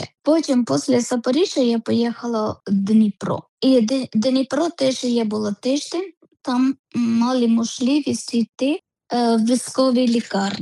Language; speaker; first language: Ukrainian; non-native, learner; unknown